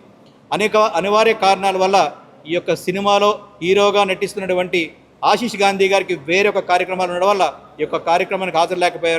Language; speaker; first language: Telugu; native; Telugu